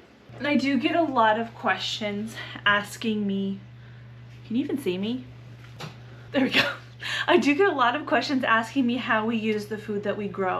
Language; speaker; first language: English; native; English